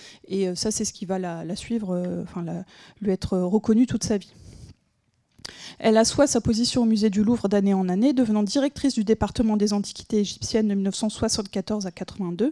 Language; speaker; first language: French; native; French